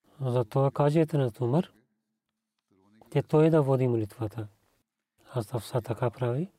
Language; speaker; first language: Bulgarian; non-native, learner; Urdu